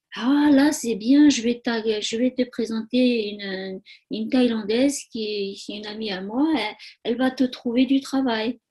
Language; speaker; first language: French; non-native, learner; Tibetan